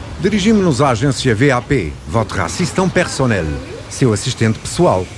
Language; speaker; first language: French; non-native, fluent; Portuguese